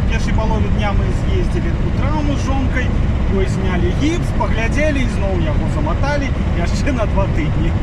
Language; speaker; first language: Belarusian; native; Belarusian